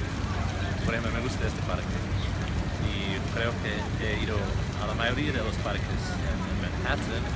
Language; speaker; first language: Spanish; non-native, fluent; English